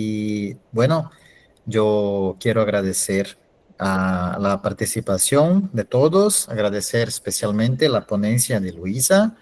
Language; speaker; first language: Spanish; non-native, fluent; Portuguese